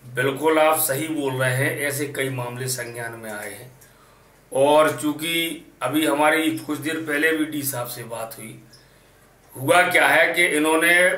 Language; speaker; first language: Hindi; native; Hindi